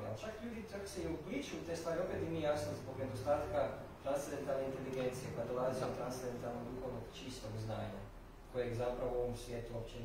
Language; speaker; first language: Croatian; native; Croatian